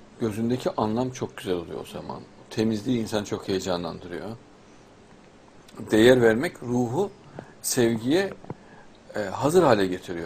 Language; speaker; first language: Turkish; native; Turkish